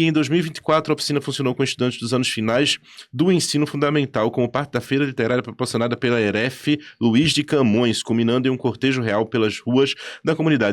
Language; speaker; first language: Portuguese; native; Portuguese